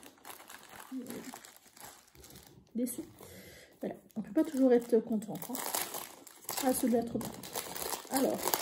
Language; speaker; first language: French; native; French